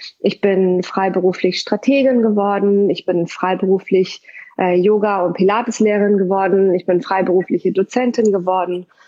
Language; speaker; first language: German; early bilingual, other home language; Persian